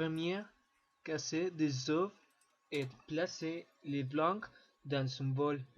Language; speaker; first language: French; non-native, learner; Spanish